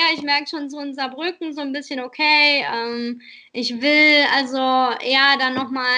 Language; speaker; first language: German; native; German